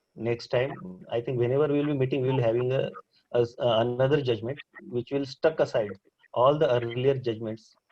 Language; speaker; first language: English; non-native, local second language; Marathi